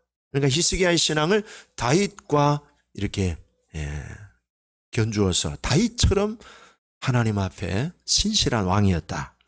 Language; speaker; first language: Korean; native; Korean